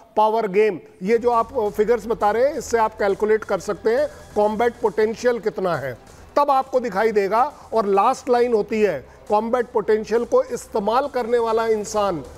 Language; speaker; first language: Hindi; native; Hindi